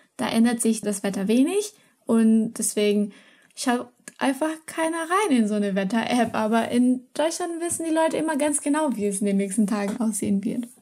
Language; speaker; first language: German; non-native, fluent; Portuguese